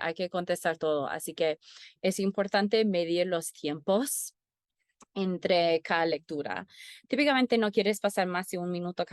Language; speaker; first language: Spanish; non-native, fluent; English